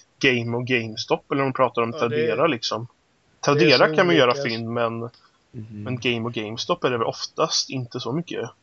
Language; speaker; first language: Swedish; native; Swedish